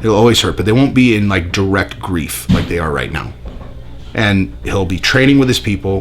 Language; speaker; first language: English; native; English